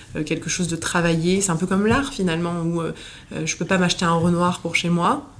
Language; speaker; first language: French; native; French